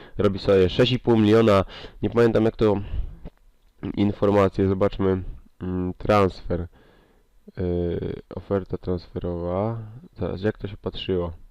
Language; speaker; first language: Polish; native; Polish